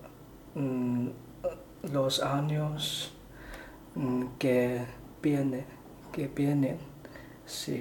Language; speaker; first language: Spanish; non-native, learner; Chinese